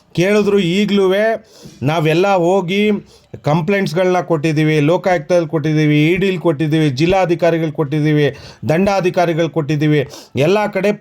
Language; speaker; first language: Kannada; non-native, local second language; Urdu